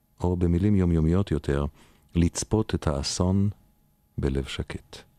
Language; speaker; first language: Hebrew; native; Hebrew